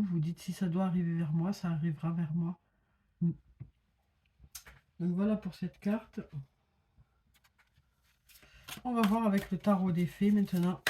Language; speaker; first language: French; native; French